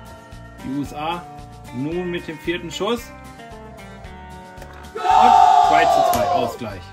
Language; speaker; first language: German; native; German